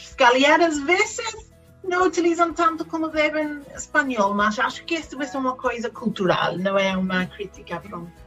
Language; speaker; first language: Portuguese; non-native, fluent; Spanish